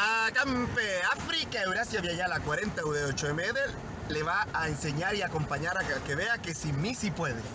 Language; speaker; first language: Spanish; native; Spanish